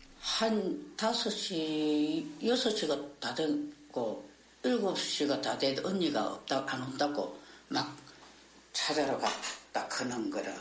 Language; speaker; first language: Korean; native; Korean